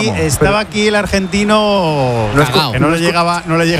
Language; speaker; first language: Spanish; native; Spanish